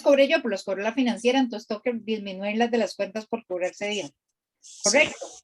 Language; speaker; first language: Spanish; native; Spanish